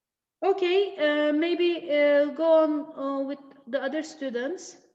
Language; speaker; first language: English; non-native, fluent; Turkish